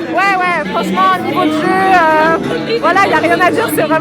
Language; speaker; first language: French; native; French